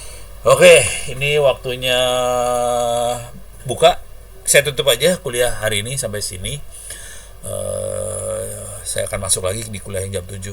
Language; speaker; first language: Indonesian; native; Indonesian